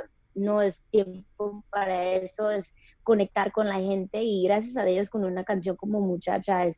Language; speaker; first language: Spanish; early bilingual, other home language; English